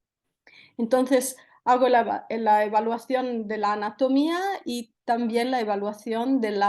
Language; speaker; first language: Spanish; non-native, fluent; Italian